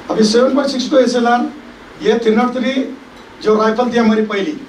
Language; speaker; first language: Hindi; non-native, local second language; Marathi